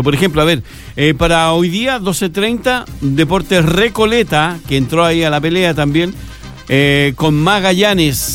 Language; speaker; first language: Spanish; native; Spanish